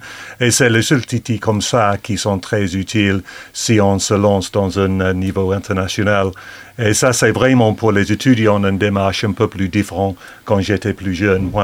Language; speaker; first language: French; non-native, fluent; English